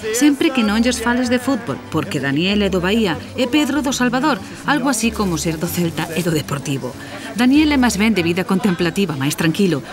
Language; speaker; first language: Galician; native; Galician